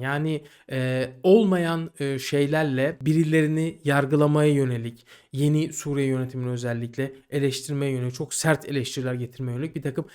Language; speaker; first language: Turkish; native; Turkish